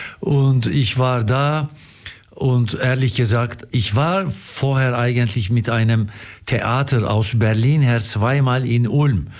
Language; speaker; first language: German; non-native, fluent; Turkish